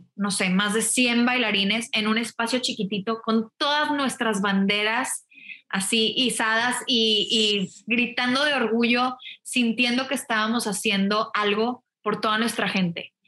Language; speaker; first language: Spanish; native; Spanish